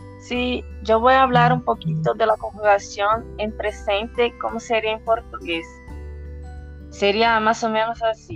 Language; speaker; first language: Spanish; non-native, fluent; Portuguese